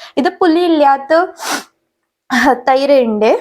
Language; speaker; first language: Malayalam; non-native, local second language; Hindi